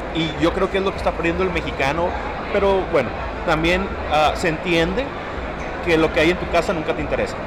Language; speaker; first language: Spanish; early bilingual, heritage; Spanish